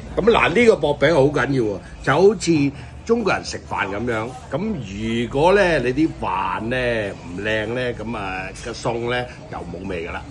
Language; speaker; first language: Cantonese; early bilingual, other home language; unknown